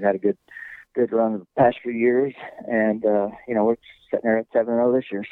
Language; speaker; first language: English; native; English